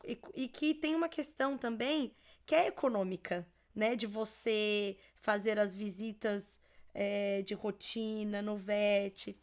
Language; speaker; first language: Portuguese; native; Portuguese